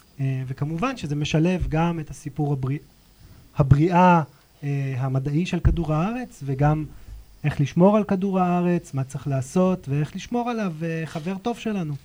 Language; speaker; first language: Hebrew; native; Hebrew